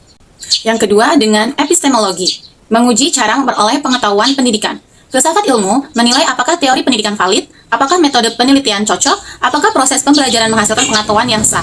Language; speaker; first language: Indonesian; native; Indonesian